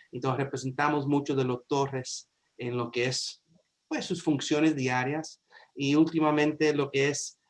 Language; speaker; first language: Spanish; early bilingual, other home language; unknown